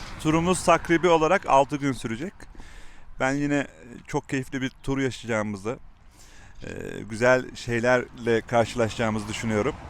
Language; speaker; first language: Turkish; early bilingual, heritage; Turkish